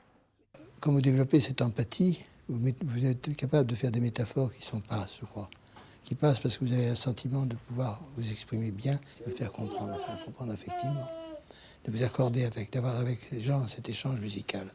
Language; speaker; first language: French; native; French